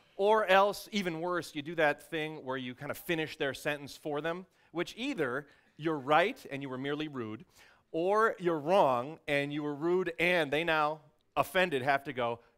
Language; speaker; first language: English; native; English